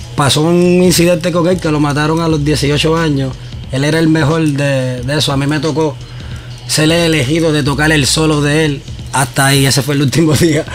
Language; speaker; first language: Spanish; native; Spanish